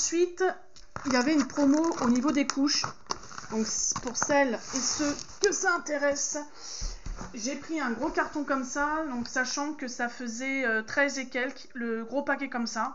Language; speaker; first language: French; native; French